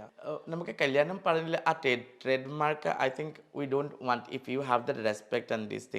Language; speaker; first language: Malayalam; non-native, learner; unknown